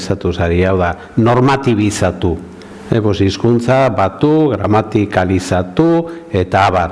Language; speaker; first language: Basque; native; Basque